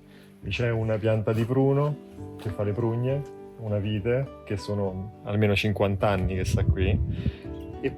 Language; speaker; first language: Italian; native; Italian